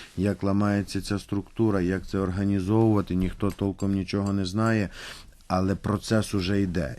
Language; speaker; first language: Ukrainian; native; Ukrainian